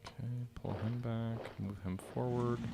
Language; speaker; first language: English; native; English